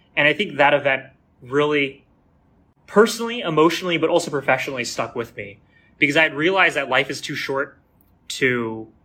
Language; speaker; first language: English; native; English